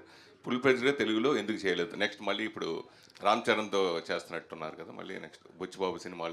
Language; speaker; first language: Telugu; native; Telugu